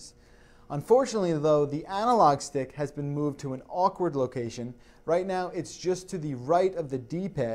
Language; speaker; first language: English; native; English